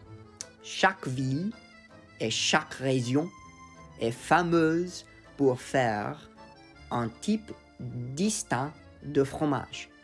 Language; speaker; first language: French; non-native, fluent; English